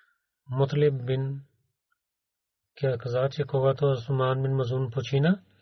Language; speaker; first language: Bulgarian; non-native, learner; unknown